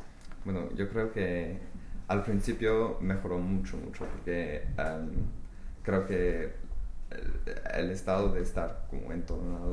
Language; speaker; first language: Spanish; non-native, fluent; English